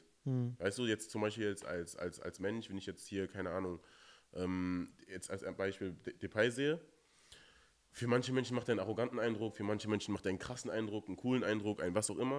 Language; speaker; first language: German; native; German